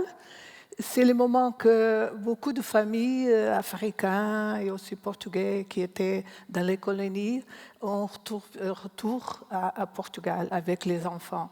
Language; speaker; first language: French; non-native, learner; Portuguese